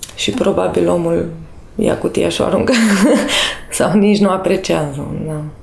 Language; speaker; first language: Romanian; native; Romanian